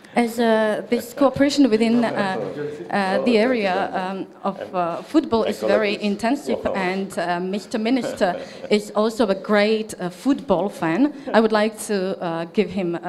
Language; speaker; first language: English; non-native, fluent; Slovak